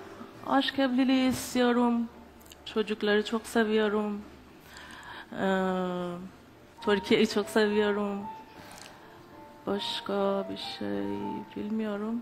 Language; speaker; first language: Turkish; non-native, learner; Persian